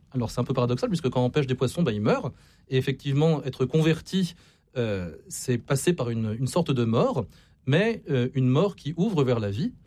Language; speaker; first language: French; native; French